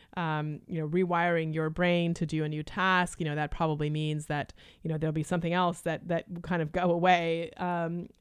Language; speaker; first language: English; early bilingual, other home language; Lithuanian